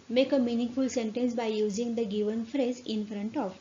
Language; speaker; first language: English; non-native, local second language; Marathi